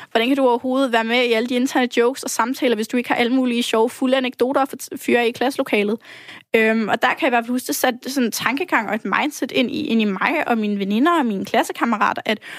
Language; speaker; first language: Danish; native; Danish